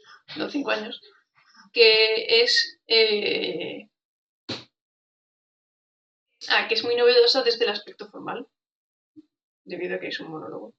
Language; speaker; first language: Spanish; native; Spanish